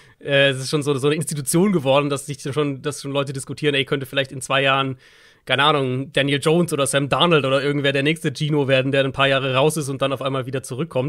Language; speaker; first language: German; native; German